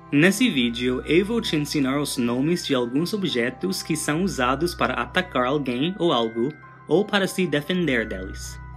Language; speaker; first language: Portuguese; non-native, fluent; English